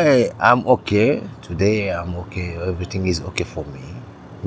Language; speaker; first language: English; non-native, learner; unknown